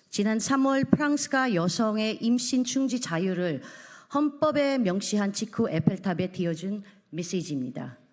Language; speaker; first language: Korean; non-native, fluent; Filipino